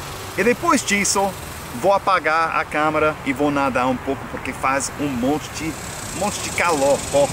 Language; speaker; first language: Portuguese; non-native, fluent; English